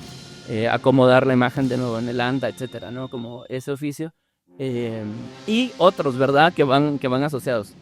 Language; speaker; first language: Spanish; native; Spanish